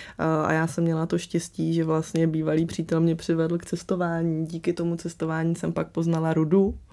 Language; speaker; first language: Czech; early bilingual, other home language; Slovak